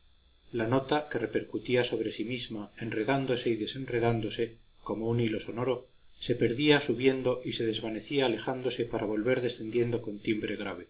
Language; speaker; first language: Spanish; native; Spanish